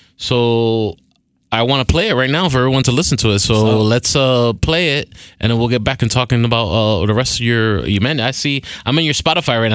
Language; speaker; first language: English; early bilingual, other home language; Spanish